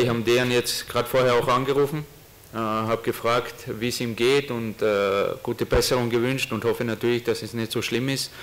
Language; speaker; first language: German; native; German